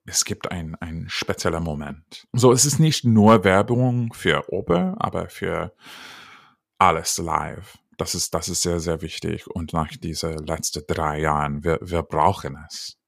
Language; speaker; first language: German; non-native, learner; English